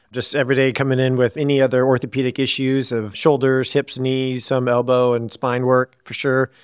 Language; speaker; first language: English; native; English